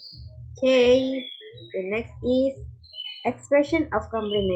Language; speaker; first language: English; non-native, fluent; Indonesian